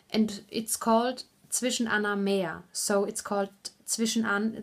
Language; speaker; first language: English; non-native, fluent; German